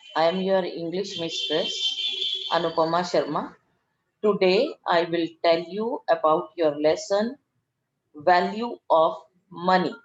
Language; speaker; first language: English; non-native, local second language; Punjabi